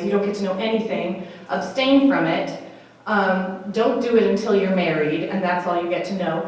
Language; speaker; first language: English; native; English